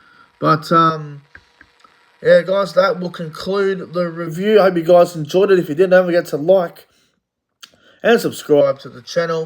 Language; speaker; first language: English; native; English